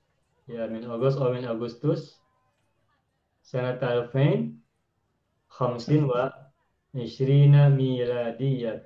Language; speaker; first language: Arabic; non-native, fluent; Indonesian